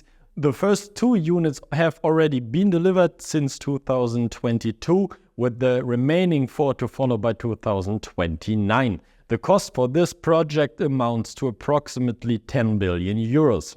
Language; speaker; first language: English; non-native, fluent; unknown